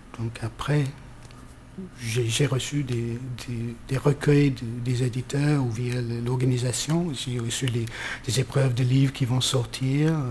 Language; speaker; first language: French; non-native, fluent; English